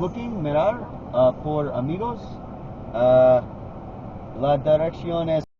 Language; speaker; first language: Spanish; non-native, learner; English